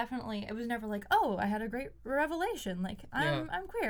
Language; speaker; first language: English; native; English